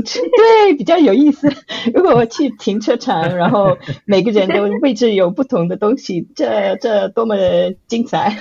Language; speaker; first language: Chinese; non-native, fluent; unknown